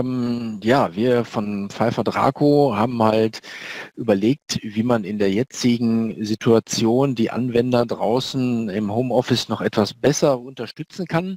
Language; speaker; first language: German; native; German